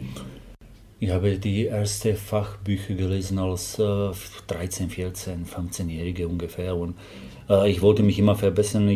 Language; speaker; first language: German; non-native, fluent; Slovak